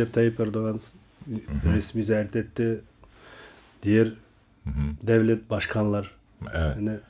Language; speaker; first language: Turkish; non-native, learner; Kazakh